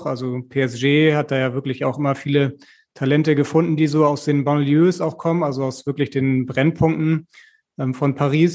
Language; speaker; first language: German; native; German